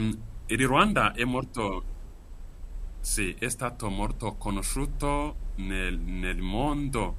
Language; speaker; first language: Italian; non-native, fluent; Kinyarwanda